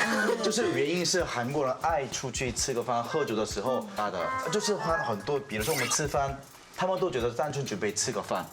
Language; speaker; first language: Chinese; non-native, fluent; Korean